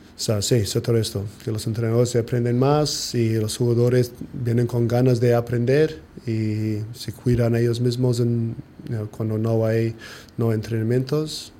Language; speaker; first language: Spanish; non-native, fluent; English